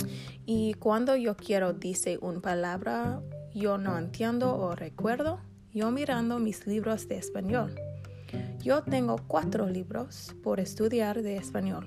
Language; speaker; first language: Spanish; non-native, learner; English